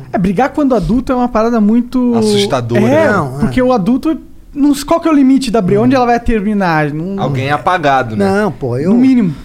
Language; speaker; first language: Portuguese; native; Portuguese